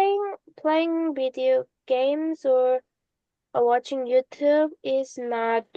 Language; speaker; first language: English; non-native, learner; Korean